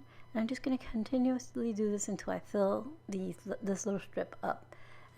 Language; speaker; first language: English; native; English